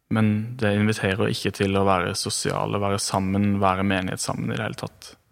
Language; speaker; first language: Norwegian; native; Norwegian